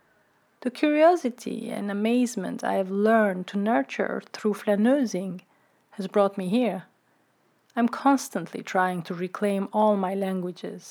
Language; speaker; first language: English; non-native, fluent; Turkish